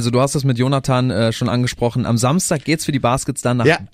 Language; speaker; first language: German; native; German